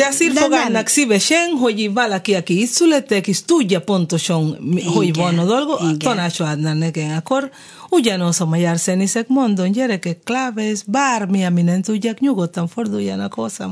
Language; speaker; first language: Hungarian; non-native, fluent; Spanish